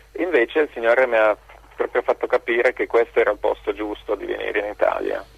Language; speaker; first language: Italian; non-native, fluent; French